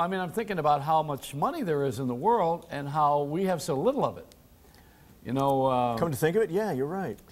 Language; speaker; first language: English; native; English